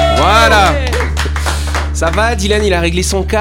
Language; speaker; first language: French; native; French